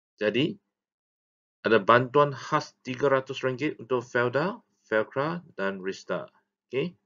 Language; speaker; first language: Malay; non-native, local second language; Chinese